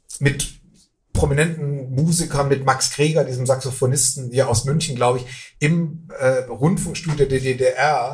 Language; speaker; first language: German; native; German